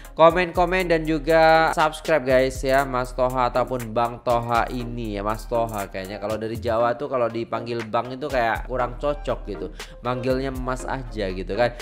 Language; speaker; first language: Indonesian; native; Indonesian